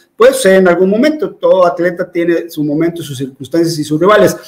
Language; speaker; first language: Spanish; native; Spanish